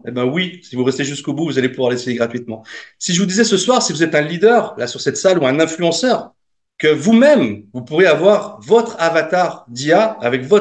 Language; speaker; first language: French; native; French